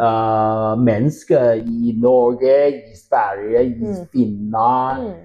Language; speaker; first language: Norwegian; non-native, fluent; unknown